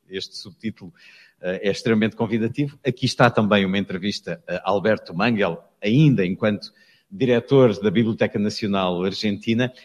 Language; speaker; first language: Portuguese; native; Portuguese